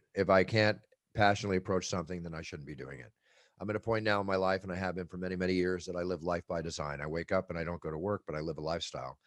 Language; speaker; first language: English; native; English